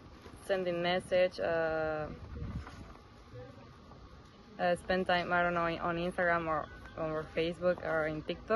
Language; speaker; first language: English; non-native, fluent; Spanish